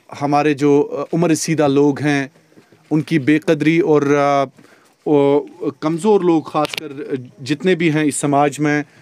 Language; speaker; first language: Hindi; non-native, local second language; Kashmiri